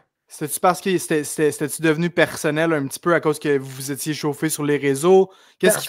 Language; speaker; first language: French; native; French